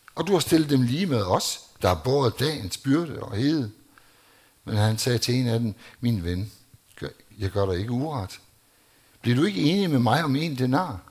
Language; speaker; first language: Danish; native; Danish